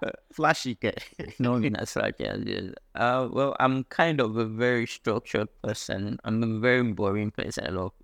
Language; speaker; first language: English; non-native, local second language; Ibibio